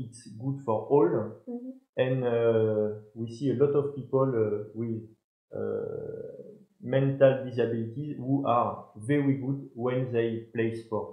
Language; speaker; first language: English; non-native, learner; French